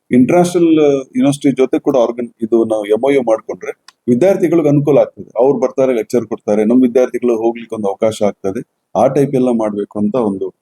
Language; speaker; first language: Kannada; native; Kannada